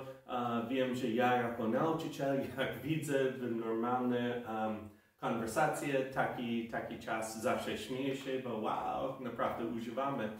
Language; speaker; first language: Polish; non-native, fluent; English